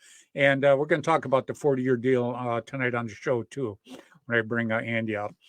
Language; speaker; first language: English; native; English